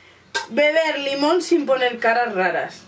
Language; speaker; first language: Spanish; native; Spanish